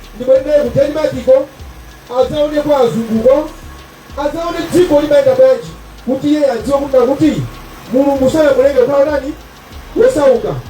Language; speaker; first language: Nyanja; native; Nyanja